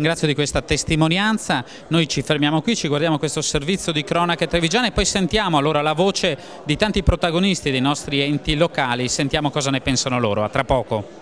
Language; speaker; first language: Italian; native; Italian